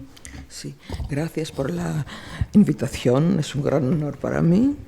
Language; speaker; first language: Spanish; non-native, fluent; Greek